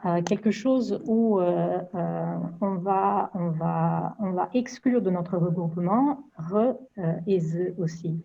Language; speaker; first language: French; non-native, fluent; Portuguese